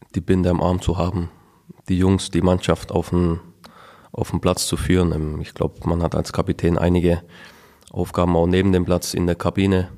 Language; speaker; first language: German; native; German